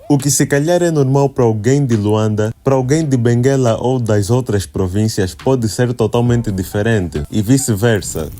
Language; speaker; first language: Portuguese; native; Portuguese